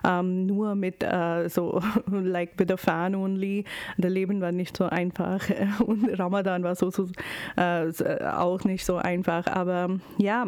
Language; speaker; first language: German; non-native, fluent; Urdu